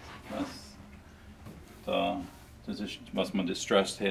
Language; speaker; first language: English; early bilingual, other home language; Pennsylvania German